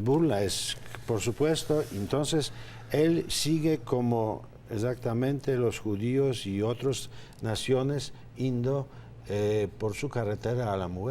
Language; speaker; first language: Spanish; non-native, fluent; Polish